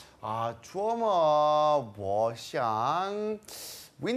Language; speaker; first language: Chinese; non-native, learner; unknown